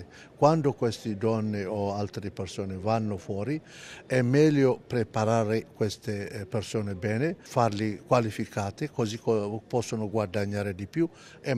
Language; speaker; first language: Italian; non-native, fluent; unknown